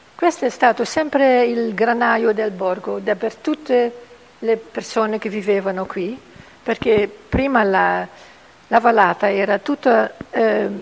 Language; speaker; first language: Italian; non-native, fluent; Dutch